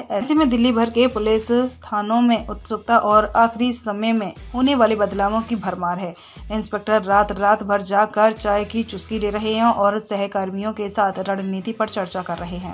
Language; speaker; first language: Hindi; native; Hindi